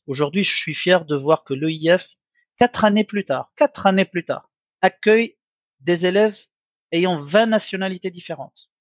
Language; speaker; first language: French; non-native, local second language; Arabic